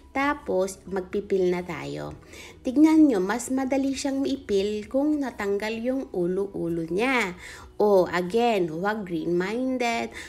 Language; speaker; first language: Filipino; non-native, local second language; Iloko